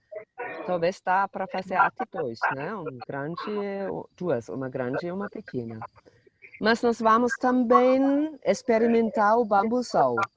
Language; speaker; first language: Portuguese; non-native, fluent; German